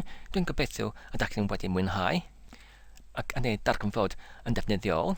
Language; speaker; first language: Welsh; non-native, learner; English